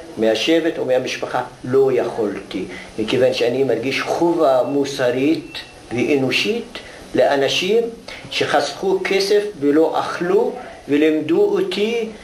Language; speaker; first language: Hebrew; non-native, local second language; Arabic